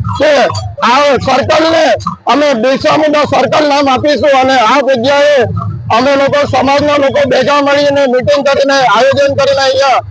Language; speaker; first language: Gujarati; non-native, local second language; Gamit